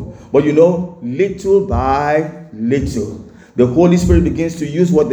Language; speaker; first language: English; non-native, local second language; Igbo